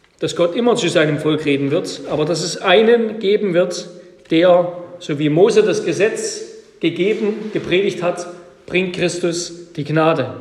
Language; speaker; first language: German; native; German